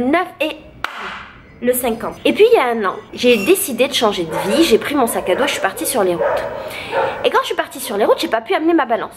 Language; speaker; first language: French; native; French